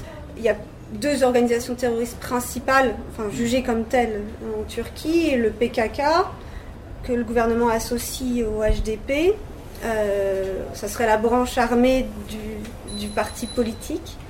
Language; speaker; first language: French; native; French